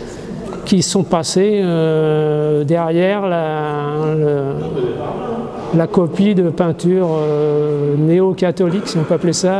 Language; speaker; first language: French; native; French